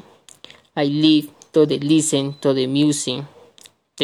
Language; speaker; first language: English; non-native, learner; Spanish